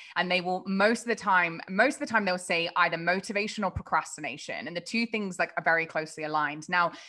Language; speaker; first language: English; native; English